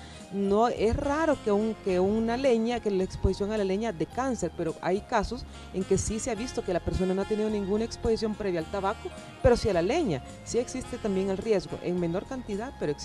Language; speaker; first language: Spanish; native; Spanish